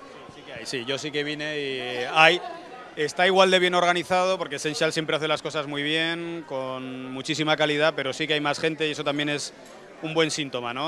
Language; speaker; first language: Spanish; native; Spanish